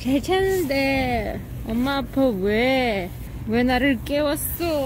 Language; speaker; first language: Korean; non-native, fluent; Russian